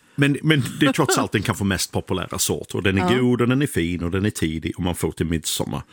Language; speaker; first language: Swedish; non-native, fluent; English